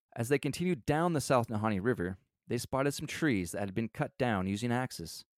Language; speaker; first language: English; native; English